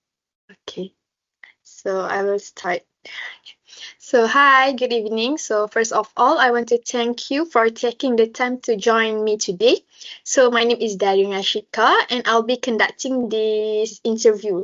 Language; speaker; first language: English; non-native, local second language; Malay